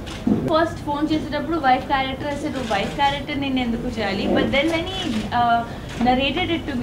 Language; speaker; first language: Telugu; non-native, local second language; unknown